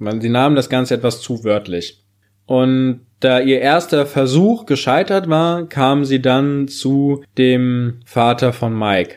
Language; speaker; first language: German; native; German